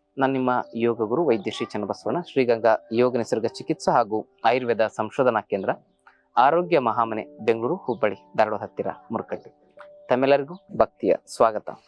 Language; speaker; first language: Kannada; native; Kannada